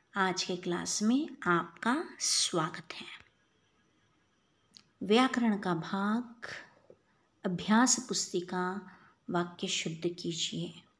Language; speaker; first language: Hindi; non-native, local second language; Kannada